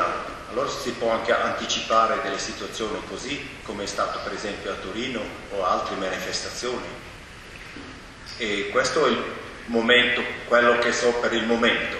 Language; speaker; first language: Italian; non-native, local second language; German